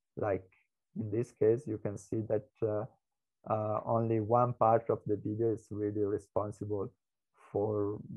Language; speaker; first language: English; non-native, fluent; Italian